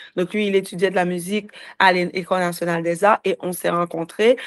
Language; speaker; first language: French; native; French